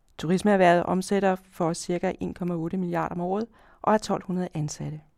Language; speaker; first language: Danish; native; Danish